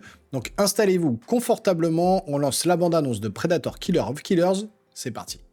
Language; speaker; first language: French; native; French